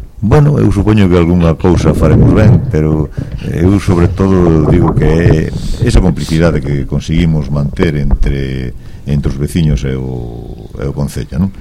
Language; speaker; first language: Galician; native; Galician